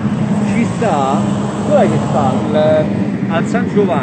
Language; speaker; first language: Italian; native; Italian